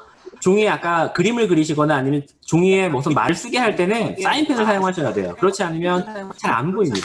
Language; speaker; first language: Korean; native; Korean